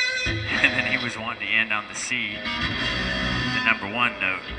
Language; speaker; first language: English; native; English